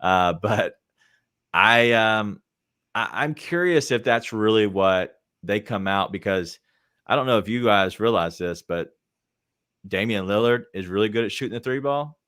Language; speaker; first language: English; native; English